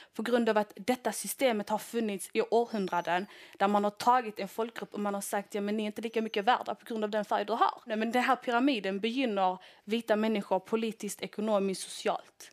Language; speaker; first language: Swedish; early bilingual, other home language; Somali